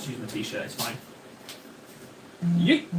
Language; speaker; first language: English; native; English